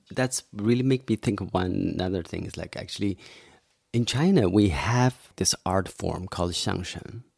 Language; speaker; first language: English; non-native, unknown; Chinese